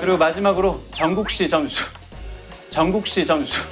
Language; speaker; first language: Korean; native; Korean